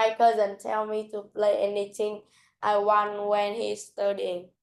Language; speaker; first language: English; non-native, learner; Vietnamese